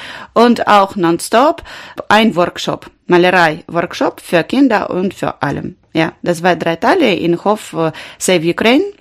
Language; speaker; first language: German; non-native, learner; Ukrainian